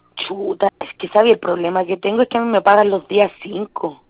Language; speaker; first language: Spanish; native; Spanish